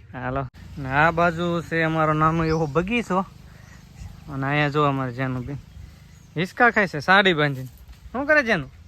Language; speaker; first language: Gujarati; native; Gujarati